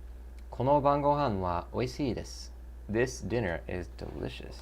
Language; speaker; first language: Japanese; non-native, learner; English